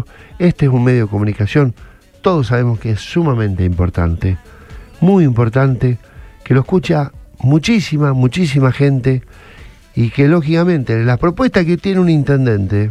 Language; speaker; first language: Spanish; native; Spanish